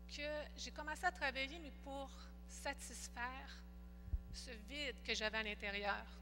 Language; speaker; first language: French; native; French